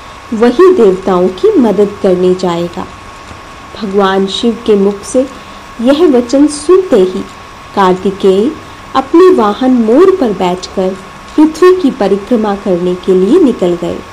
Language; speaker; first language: Hindi; native; Hindi